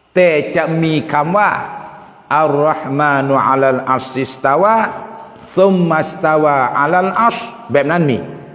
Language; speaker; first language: Thai; non-native, local second language; Malay